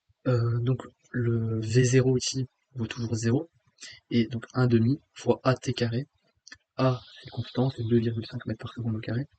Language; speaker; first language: French; native; French